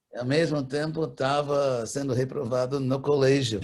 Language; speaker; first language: Portuguese; non-native, fluent; English